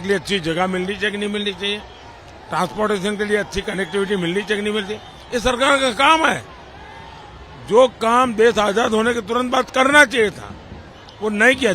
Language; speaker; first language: Hindi; non-native, local second language; Gujarati